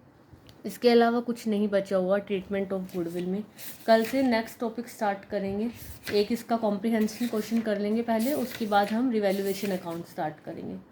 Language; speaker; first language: Hindi; native; Hindi